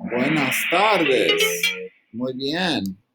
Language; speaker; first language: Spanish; non-native, learner; English